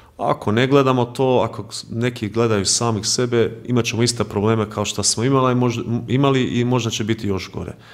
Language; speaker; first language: Croatian; early bilingual, heritage; Croatian